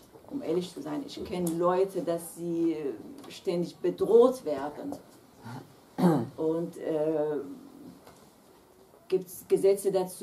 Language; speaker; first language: German; non-native, fluent; Kurdish